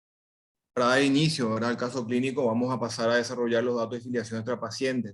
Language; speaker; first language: Spanish; native; Spanish